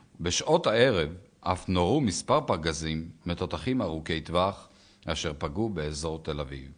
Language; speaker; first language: Hebrew; native; Hebrew